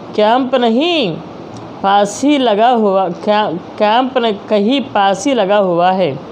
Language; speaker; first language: Hindi; non-native, local second language; Telugu